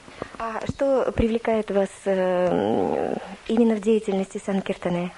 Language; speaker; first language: Russian; native; Russian